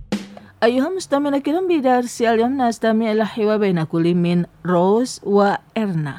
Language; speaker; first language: Arabic; non-native, fluent; Indonesian